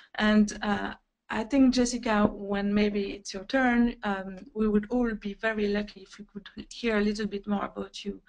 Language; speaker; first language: English; non-native, fluent; French